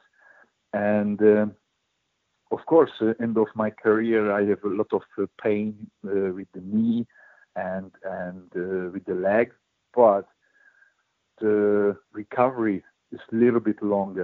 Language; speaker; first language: English; non-native, learner; Hungarian